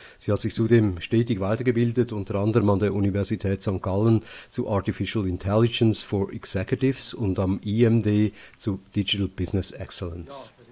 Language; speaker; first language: German; native; German